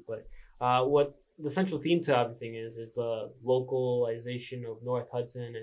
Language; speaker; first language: English; native; English